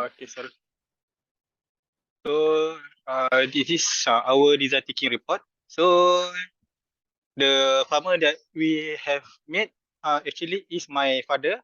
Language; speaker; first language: English; non-native, fluent; Malay